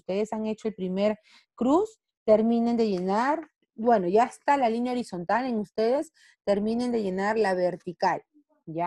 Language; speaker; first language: Spanish; native; Spanish